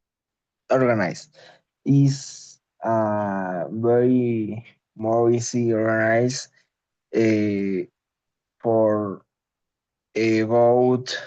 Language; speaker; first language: English; non-native, learner; Spanish